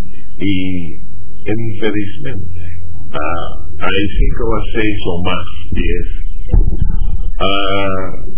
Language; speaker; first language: Spanish; non-native, fluent; English